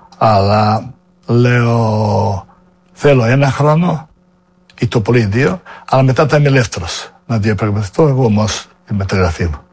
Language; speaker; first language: Greek; non-native, fluent; Serbian